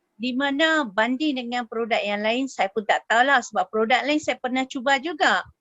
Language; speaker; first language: Malay; native; Malay